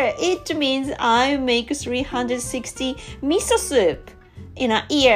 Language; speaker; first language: English; non-native, learner; Japanese